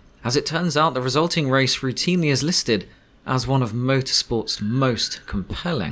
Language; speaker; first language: English; native; English